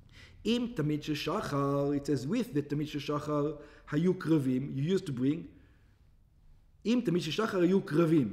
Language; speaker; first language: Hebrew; non-native, fluent; English